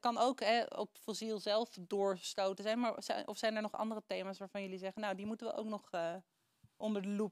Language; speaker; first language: Dutch; native; Dutch